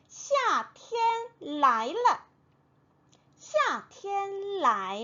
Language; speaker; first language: Chinese; non-native, fluent; Korean